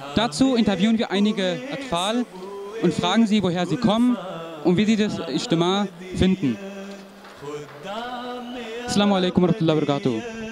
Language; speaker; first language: German; early bilingual, other home language; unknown